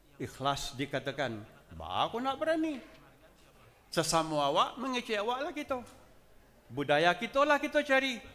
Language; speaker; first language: Malay; native; Malay